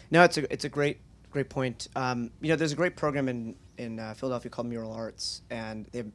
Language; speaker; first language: English; native; English